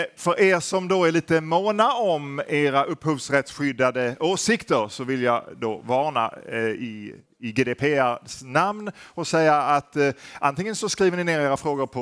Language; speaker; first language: Swedish; native; Swedish